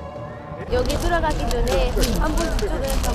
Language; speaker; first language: Korean; non-native, fluent; Arabic